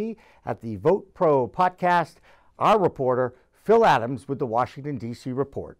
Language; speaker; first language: English; native; English